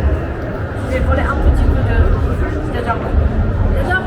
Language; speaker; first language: French; non-native, learner; Japanese